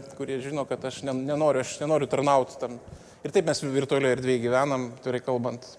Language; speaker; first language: Lithuanian; native; Lithuanian